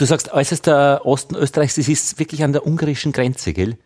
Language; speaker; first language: German; native; German